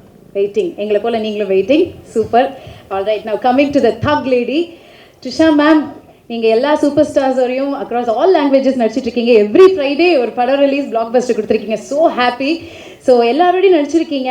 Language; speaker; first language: Tamil; native; Tamil